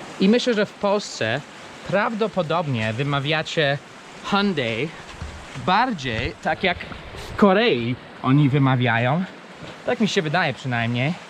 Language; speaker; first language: Polish; non-native, fluent; English